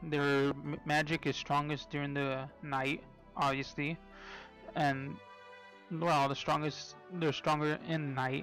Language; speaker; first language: English; native; English